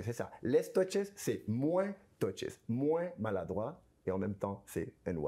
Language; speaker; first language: French; non-native, fluent; Spanish